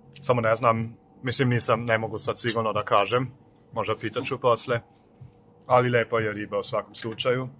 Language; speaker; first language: Croatian; non-native, fluent; German